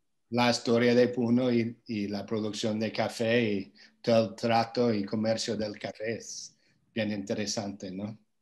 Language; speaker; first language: Spanish; non-native, fluent; English